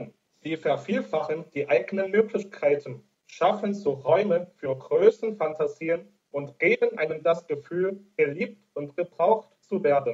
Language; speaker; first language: German; native; German